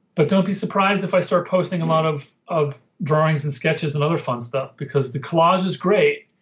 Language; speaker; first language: English; native; English